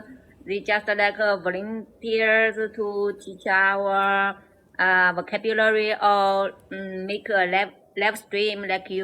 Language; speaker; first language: English; non-native, learner; Chinese